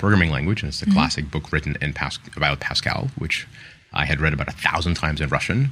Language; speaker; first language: English; non-native, fluent; Ukrainian